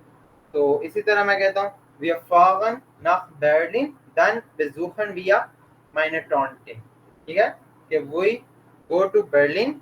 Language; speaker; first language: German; non-native, fluent; Hindi